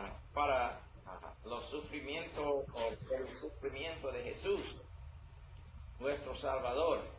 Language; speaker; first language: Spanish; non-native, learner; English